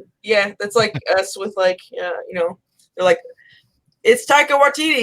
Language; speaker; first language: English; native; English